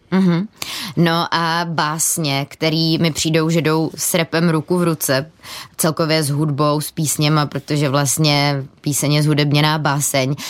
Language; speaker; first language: Czech; native; Czech